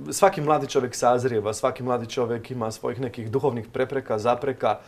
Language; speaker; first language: Croatian; non-native, fluent; Polish